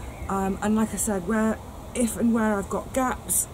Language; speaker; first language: English; native; English